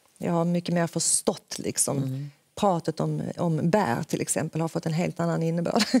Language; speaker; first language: Swedish; early bilingual, other home language; Finnish